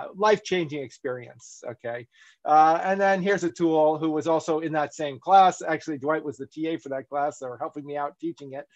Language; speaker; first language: English; native; English